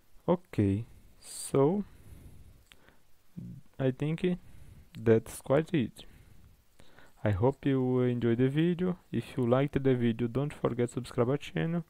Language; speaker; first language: English; non-native, fluent; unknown